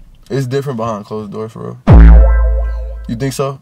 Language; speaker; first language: English; native; English